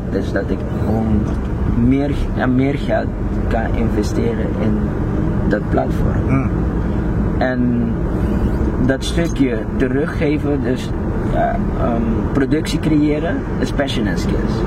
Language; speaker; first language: Dutch; non-native, local second language; Papiamento